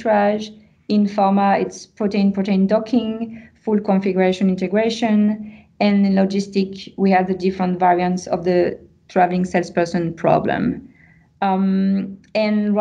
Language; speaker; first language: English; non-native, fluent; French